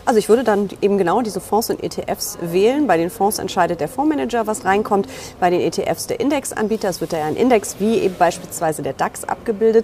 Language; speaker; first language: German; native; German